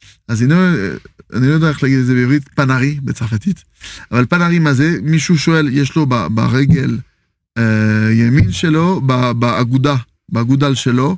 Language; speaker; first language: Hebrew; non-native, fluent; French